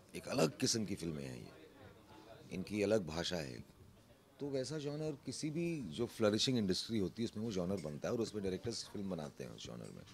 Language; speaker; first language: Hindi; native; Hindi